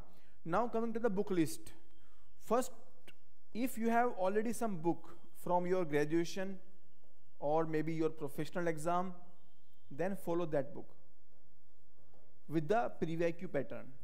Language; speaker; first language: English; non-native, local second language; Hindi